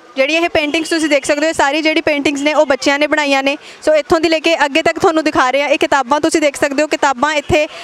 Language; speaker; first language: Punjabi; native; Punjabi